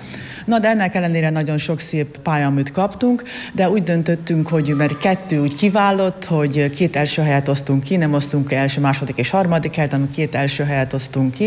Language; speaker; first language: Hungarian; native; Hungarian